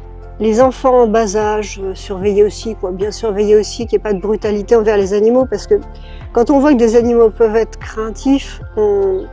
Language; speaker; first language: French; native; French